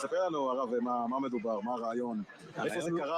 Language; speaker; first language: Hebrew; native; Hebrew